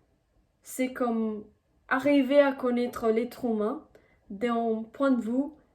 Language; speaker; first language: French; non-native, fluent; Spanish